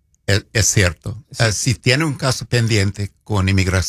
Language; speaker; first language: Spanish; non-native, fluent; English